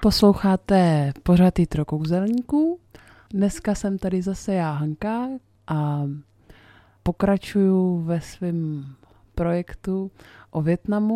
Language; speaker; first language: Czech; native; Czech